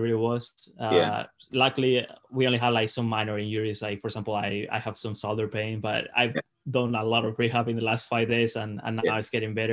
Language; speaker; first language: English; non-native, fluent; Spanish